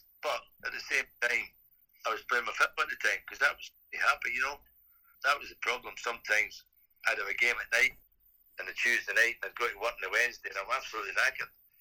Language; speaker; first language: English; native; English